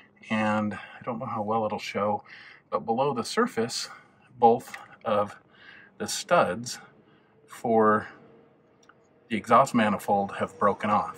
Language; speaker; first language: English; native; English